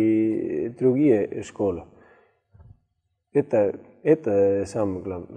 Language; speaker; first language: Russian; non-native, learner; Estonian